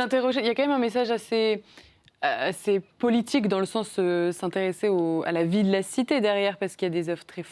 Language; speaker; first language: French; native; French